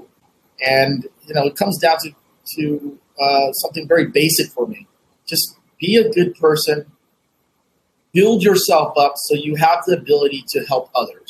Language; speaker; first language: English; native; English